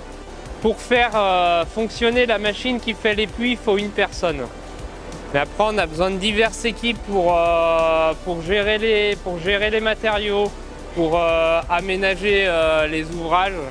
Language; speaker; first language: French; native; French